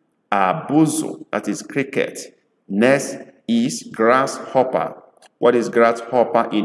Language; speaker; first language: English; non-native, local second language; Igbo